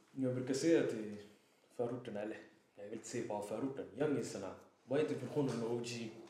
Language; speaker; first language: Swedish; early bilingual, other home language; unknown